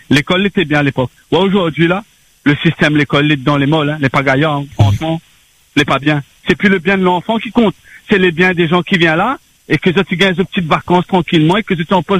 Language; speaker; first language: French; non-native, local second language; Réunion Creole French